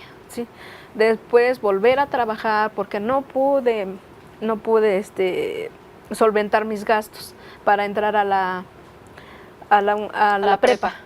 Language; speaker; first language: Spanish; non-native, local second language; Nahuatl languages